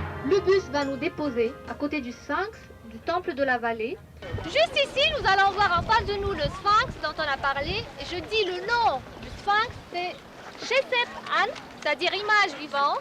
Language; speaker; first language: French; non-native, fluent; Arabic